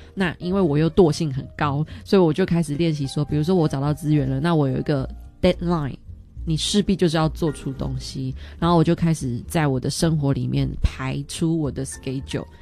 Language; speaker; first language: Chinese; native; Chinese